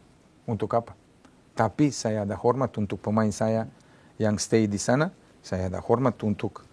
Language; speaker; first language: Indonesian; non-native, fluent; Serbian